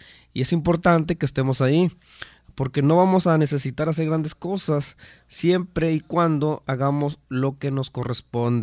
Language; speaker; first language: Spanish; native; Spanish